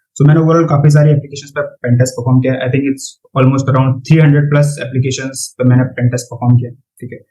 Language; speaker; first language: Hindi; native; Hindi